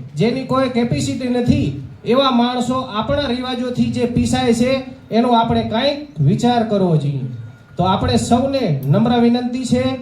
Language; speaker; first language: Gujarati; native; Gujarati